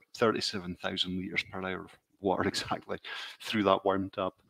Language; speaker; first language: English; native; English